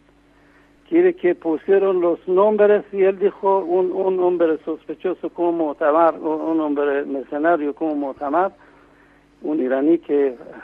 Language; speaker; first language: Spanish; non-native, fluent; Persian